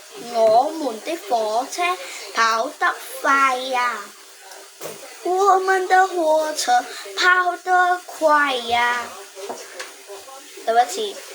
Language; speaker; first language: Chinese; non-native, local second language; Cantonese